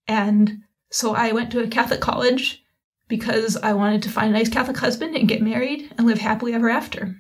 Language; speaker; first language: English; native; English